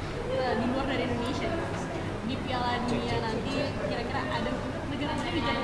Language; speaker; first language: Indonesian; native; Indonesian